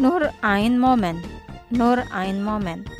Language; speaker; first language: German; non-native, fluent; Indonesian